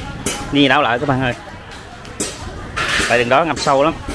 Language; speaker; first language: Vietnamese; native; Vietnamese